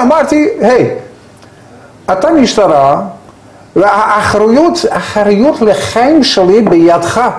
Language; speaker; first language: Hebrew; non-native, learner; Persian